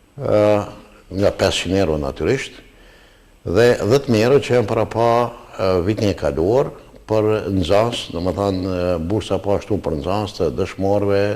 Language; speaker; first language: Albanian; native; Albanian